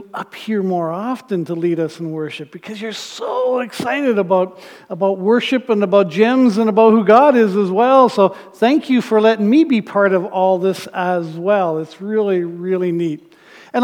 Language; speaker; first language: English; native; English